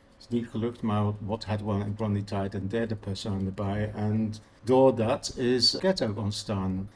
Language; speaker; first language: Dutch; non-native, fluent; English